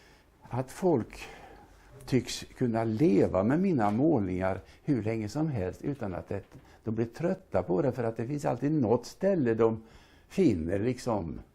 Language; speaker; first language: Swedish; native; Swedish